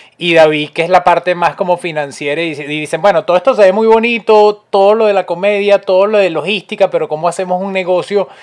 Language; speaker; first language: Spanish; native; Spanish